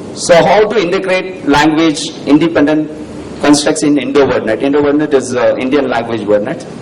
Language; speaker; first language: English; non-native, local second language; Tamil